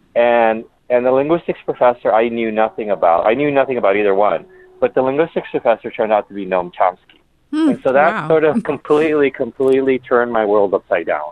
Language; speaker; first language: English; early bilingual, other home language; Spanish